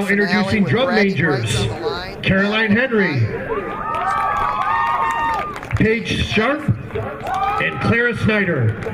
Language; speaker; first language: English; native; English